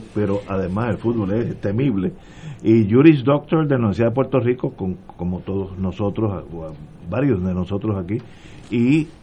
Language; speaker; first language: Spanish; native; Spanish